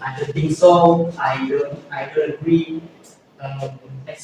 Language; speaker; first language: English; non-native, learner; Indonesian